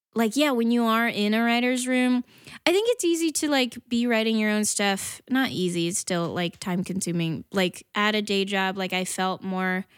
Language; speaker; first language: English; native; English